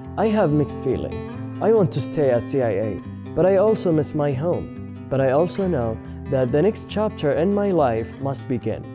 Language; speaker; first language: English; non-native, fluent; Arabic